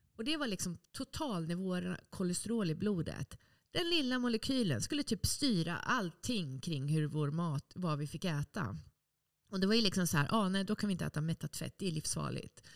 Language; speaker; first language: Swedish; native; Swedish